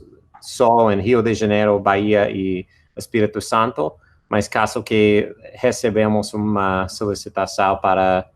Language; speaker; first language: Portuguese; non-native, fluent; English